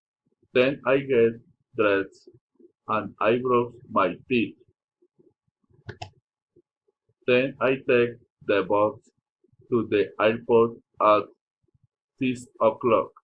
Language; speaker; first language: English; non-native, learner; Spanish